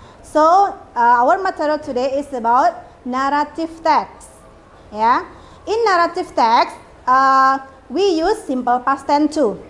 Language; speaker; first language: English; non-native, fluent; Indonesian